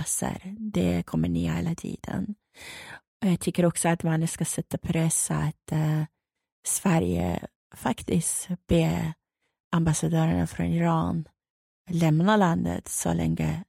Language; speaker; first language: Swedish; non-native, fluent; Persian